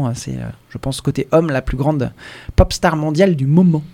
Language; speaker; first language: French; native; French